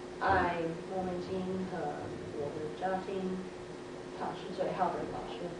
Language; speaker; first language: Chinese; non-native, learner; English